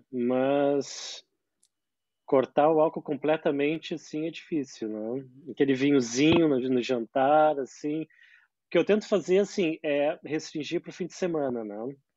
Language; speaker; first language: Portuguese; native; Portuguese